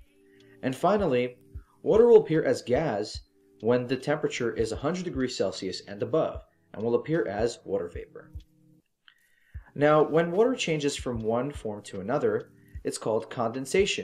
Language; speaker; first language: English; native; English